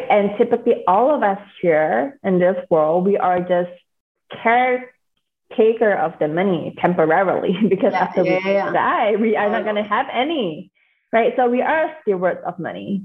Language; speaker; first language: English; native; English